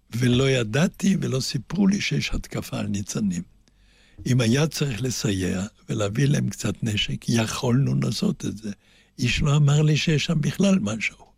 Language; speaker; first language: Hebrew; non-native, fluent; German